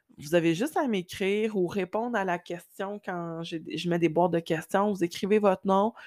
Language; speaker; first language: French; native; French